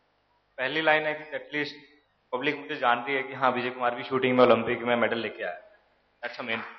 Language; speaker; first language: Hindi; native; Hindi